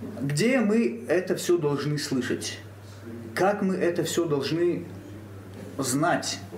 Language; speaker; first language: Russian; non-native, local second language; Ossetic